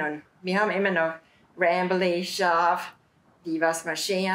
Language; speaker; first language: German; early bilingual, heritage; German